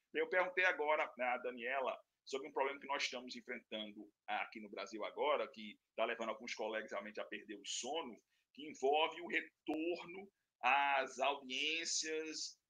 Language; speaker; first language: Portuguese; native; Portuguese